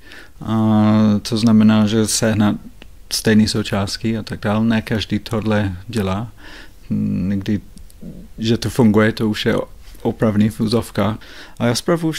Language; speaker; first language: Czech; non-native, fluent; English